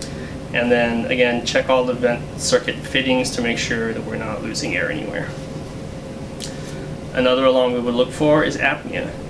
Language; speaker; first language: English; native; English